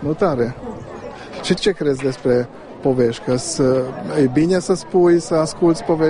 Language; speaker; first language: Romanian; early bilingual, heritage; Romanian